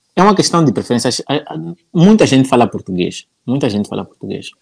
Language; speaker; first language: Portuguese; native; Portuguese